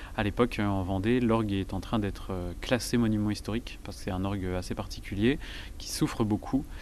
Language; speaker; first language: French; native; French